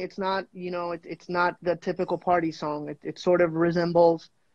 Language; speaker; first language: English; non-native, fluent; Spanish